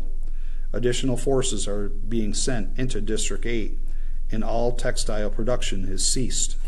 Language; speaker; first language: English; native; English